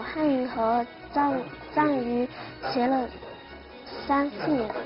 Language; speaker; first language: Chinese; non-native, local second language; Tibetan